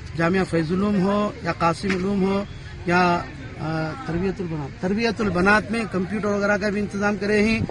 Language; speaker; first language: Urdu; native; Urdu